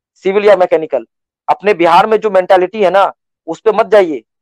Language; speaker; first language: Hindi; native; Hindi